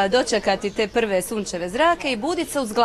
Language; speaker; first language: Croatian; native; Croatian